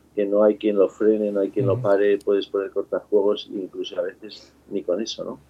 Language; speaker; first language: Spanish; native; Spanish